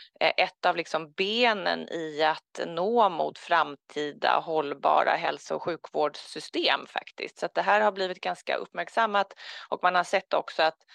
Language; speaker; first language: Swedish; native; Swedish